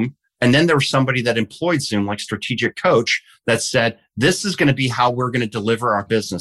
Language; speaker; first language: English; early bilingual, heritage; English